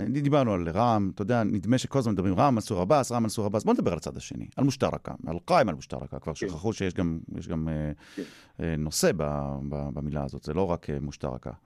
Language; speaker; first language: Hebrew; native; Hebrew